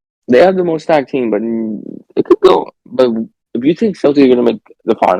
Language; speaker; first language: English; native; English